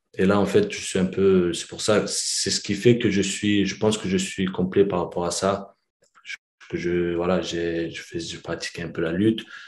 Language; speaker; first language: French; early bilingual, other home language; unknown